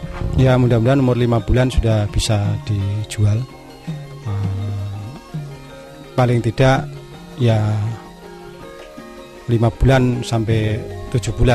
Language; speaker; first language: Indonesian; non-native, local second language; Javanese